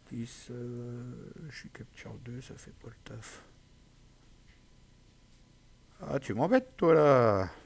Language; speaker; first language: French; native; French